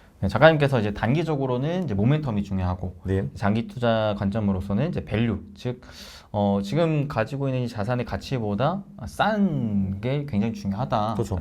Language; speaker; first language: Korean; native; Korean